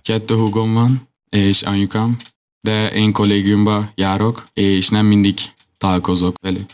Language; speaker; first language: Hungarian; non-native, learner; Turkish